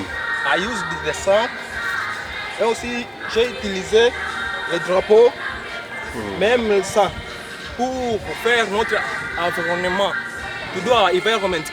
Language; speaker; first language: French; non-native, learner; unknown